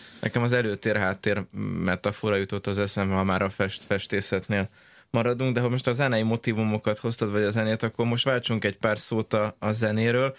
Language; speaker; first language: Hungarian; native; Hungarian